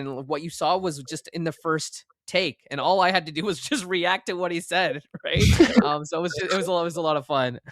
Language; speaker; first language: English; native; English